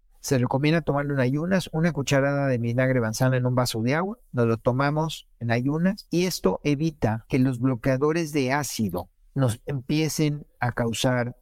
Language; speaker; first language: Spanish; native; Spanish